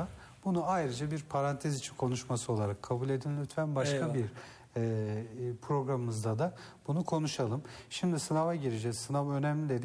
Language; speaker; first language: Turkish; native; Turkish